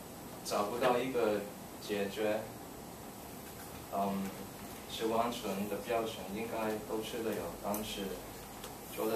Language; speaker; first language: Chinese; non-native, learner; English